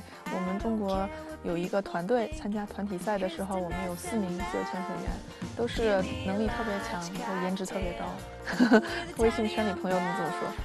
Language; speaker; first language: Chinese; native; Chinese